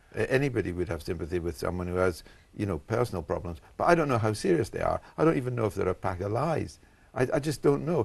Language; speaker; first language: English; native; English